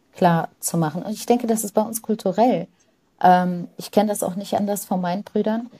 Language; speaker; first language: German; early bilingual, other home language; Arabic